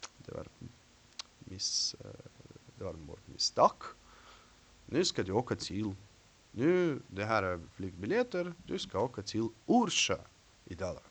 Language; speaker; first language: Swedish; non-native, fluent; Russian